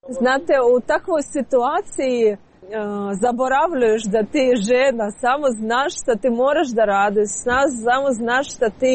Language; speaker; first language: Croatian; non-native, learner; Ukrainian